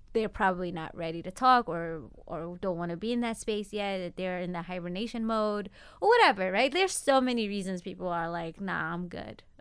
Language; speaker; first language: English; non-native, fluent; Amharic